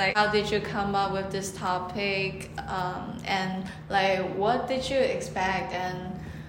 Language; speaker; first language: English; non-native, fluent; Chinese